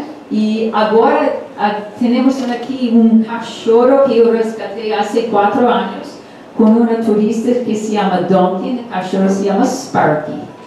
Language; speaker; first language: Portuguese; non-native, learner; English